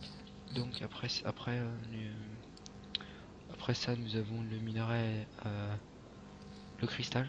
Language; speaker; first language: French; native; French